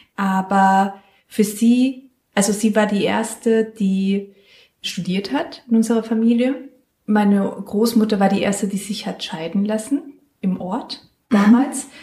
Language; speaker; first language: German; non-native, fluent; Spanish